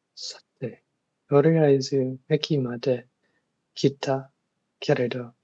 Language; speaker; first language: Japanese; non-native, learner; English